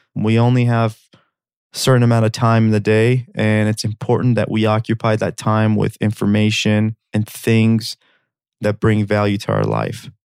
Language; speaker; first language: English; early bilingual, other home language; Armenian